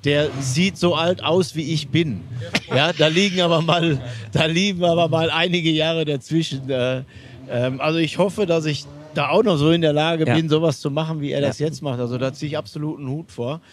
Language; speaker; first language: German; native; German